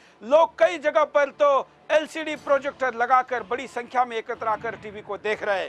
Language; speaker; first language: Hindi; native; Hindi